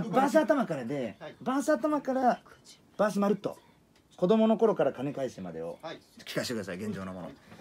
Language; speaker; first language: Japanese; native; Japanese